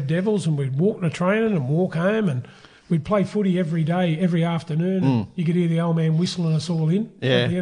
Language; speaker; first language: English; native; English